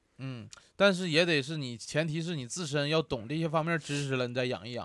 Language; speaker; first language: Chinese; native; Chinese